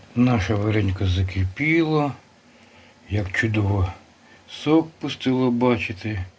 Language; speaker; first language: Ukrainian; native; Ukrainian